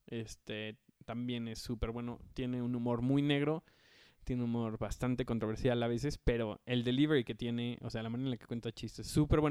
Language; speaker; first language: Spanish; native; Spanish